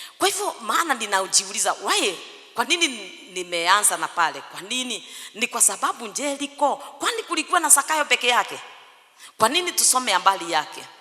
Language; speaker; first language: Swahili; non-native, local second language; Kikuyu